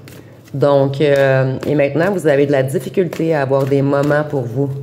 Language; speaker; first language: French; native; French